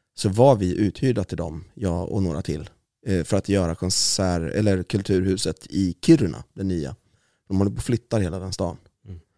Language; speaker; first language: Swedish; native; Swedish